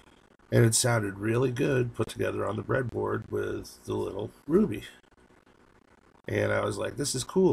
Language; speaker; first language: English; native; English